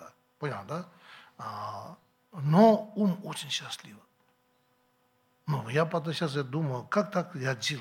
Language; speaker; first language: Russian; non-native, learner; Tibetan